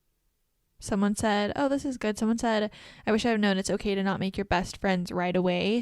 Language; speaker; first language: English; native; English